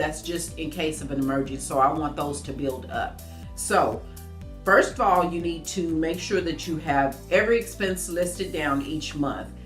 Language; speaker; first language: English; native; English